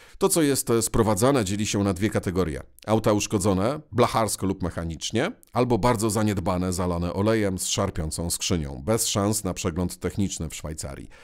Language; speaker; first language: Polish; native; Polish